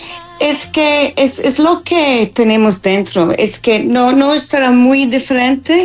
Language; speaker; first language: Spanish; non-native, fluent; English